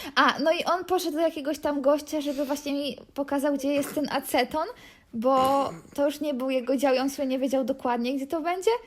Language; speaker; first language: Polish; native; Polish